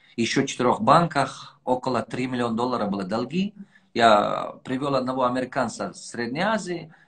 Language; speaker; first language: Russian; non-native, local second language; Tajik